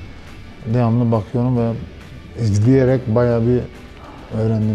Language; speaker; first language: Turkish; early bilingual, heritage; Turkish